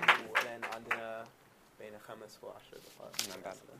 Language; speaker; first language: Arabic; non-native, fluent; English